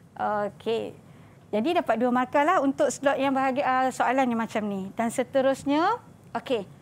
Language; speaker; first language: Malay; native; Malay